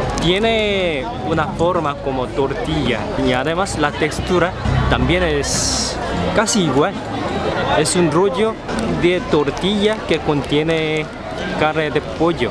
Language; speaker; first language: Spanish; non-native, fluent; Korean